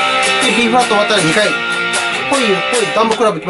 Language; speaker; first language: Japanese; native; Japanese